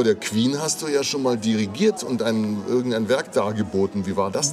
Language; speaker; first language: German; native; German